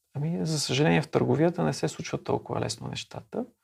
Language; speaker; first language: Bulgarian; native; Bulgarian